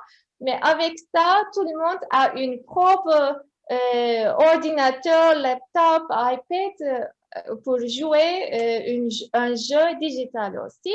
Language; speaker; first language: French; non-native, fluent; Turkish